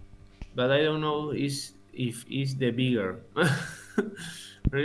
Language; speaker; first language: English; non-native, learner; Spanish